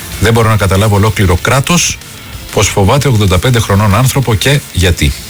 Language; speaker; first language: Greek; native; Greek